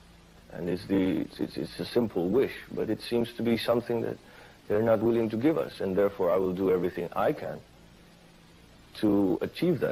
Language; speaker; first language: English; non-native, fluent; Filipino